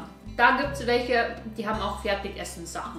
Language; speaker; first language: German; native; German